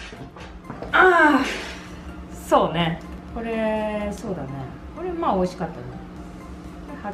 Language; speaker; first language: Japanese; native; Japanese